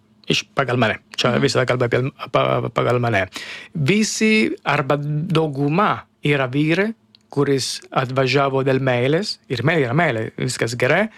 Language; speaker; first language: Lithuanian; non-native, learner; Italian